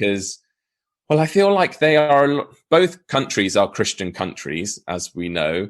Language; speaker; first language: English; native; English